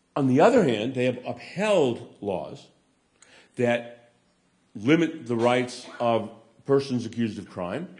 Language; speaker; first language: English; native; English